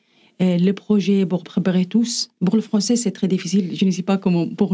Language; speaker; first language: French; non-native, learner; Arabic